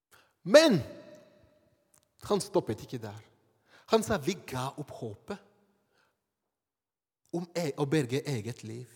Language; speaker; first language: Norwegian; non-native, fluent; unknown